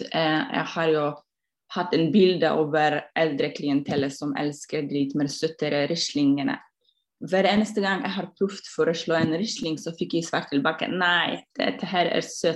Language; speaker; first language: Norwegian; non-native, fluent; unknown